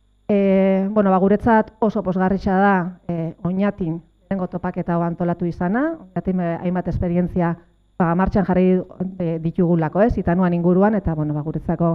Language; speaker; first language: Basque; native; Basque